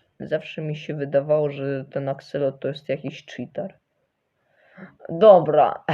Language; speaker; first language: Polish; early bilingual, other home language; Ukrainian